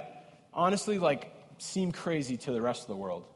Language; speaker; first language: English; native; English